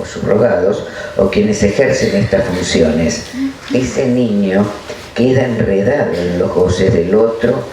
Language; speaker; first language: Spanish; native; Spanish